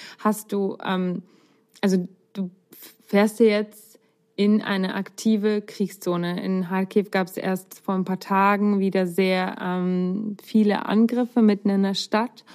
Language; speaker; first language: German; native; German